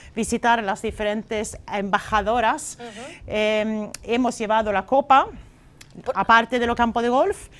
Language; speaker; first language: Spanish; non-native, fluent; Swedish